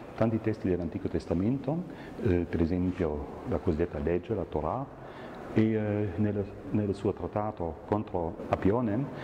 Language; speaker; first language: Italian; non-native, fluent; German